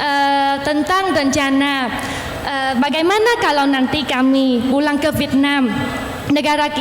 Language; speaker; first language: Indonesian; non-native, learner; Vietnamese